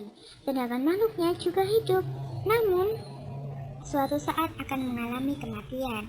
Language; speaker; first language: Indonesian; native; Indonesian